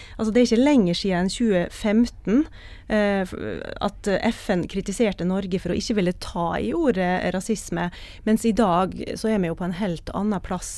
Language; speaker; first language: Norwegian; native; Norwegian